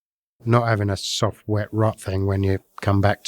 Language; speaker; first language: English; native; English